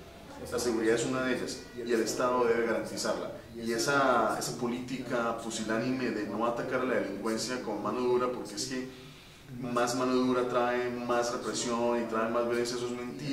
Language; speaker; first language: Spanish; native; Spanish